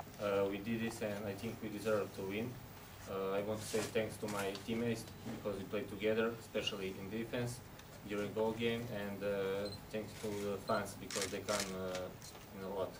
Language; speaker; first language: English; non-native, learner; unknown